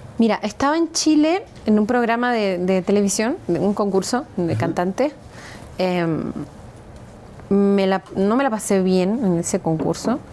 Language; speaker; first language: Spanish; native; Spanish